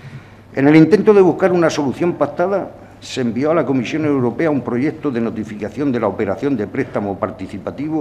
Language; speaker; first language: Spanish; native; Spanish